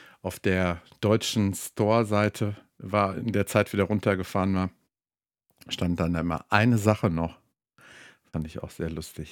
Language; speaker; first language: German; native; German